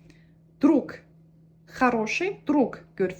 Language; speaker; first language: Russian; non-native, fluent; Turkish